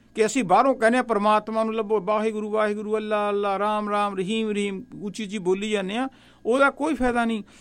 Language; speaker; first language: Punjabi; native; Punjabi